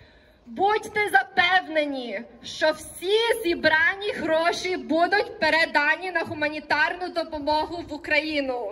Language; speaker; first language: Ukrainian; early bilingual, heritage; Ukrainian